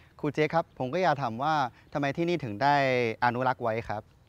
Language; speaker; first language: Thai; non-native, fluent; Chinese